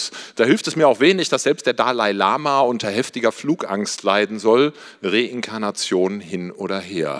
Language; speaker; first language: German; native; German